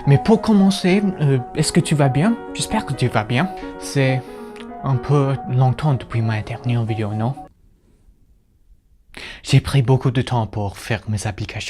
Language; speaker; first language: French; non-native, fluent; English